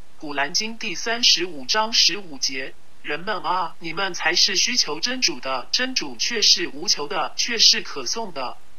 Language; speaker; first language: Chinese; non-native, local second language; Cantonese